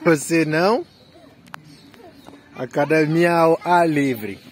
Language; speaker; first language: Portuguese; non-native, fluent; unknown